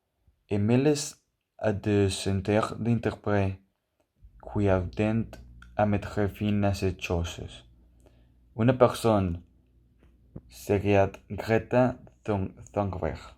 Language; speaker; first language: French; non-native, learner; Spanish